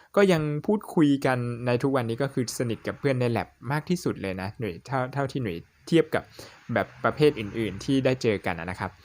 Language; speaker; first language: Thai; native; Thai